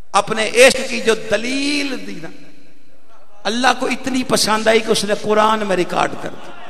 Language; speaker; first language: Urdu; non-native, local second language; Punjabi